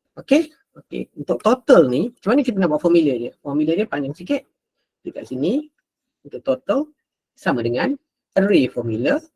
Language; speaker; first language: Malay; native; Malay